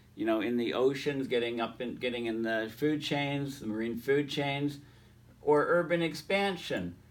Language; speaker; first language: English; native; English